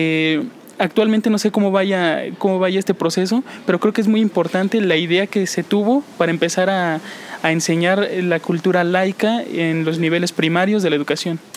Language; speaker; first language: Spanish; native; Spanish